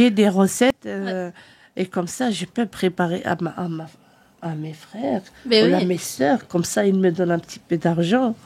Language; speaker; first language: French; non-native, learner; Arabic